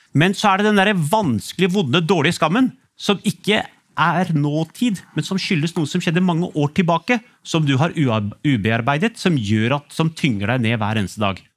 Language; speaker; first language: Norwegian; early bilingual, other home language; Urdu